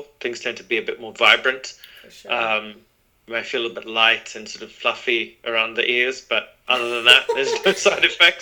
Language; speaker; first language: English; native; English